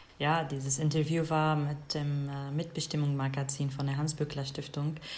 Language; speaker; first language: German; non-native, fluent; Kurdish